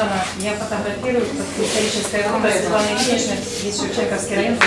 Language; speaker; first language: Russian; non-native, local second language; Ukrainian